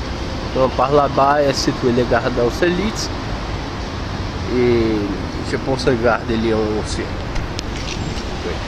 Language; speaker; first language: French; non-native, learner; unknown